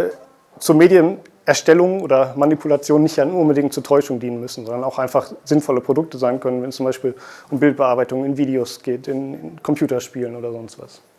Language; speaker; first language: German; native; German